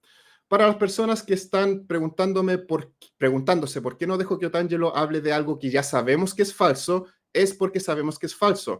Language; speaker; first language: Spanish; native; Spanish